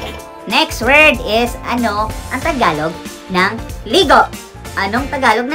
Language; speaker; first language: Filipino; non-native, local second language; Cebuano